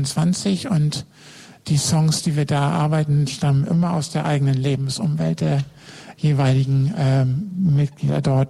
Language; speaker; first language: German; native; German